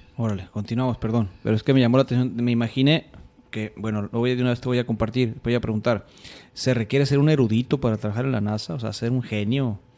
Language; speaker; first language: Spanish; native; Spanish